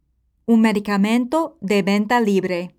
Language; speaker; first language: Spanish; non-native, fluent; English